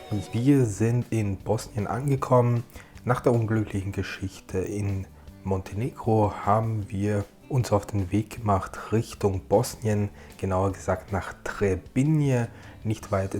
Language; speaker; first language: German; native; German